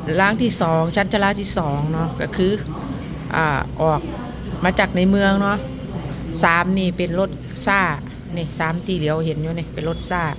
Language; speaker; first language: Thai; non-native, local second language; Northeastern Thai